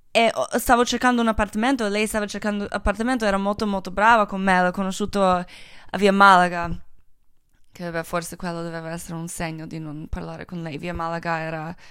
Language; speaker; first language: Italian; non-native, fluent; Croatian